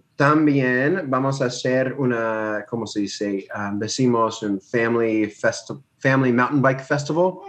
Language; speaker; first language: Spanish; non-native, fluent; English